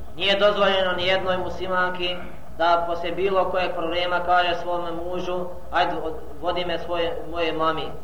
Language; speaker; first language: Bosnian; non-native, fluent; Arabic